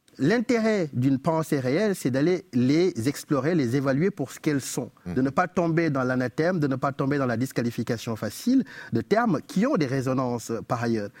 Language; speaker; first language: French; non-native, local second language; Wolof